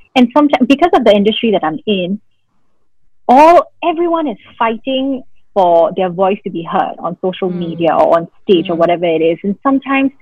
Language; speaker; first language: English; native; English